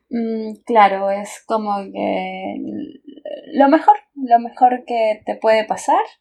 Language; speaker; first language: Spanish; native; Spanish